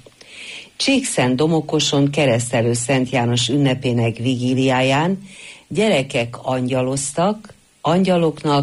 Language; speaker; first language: Hungarian; native; Hungarian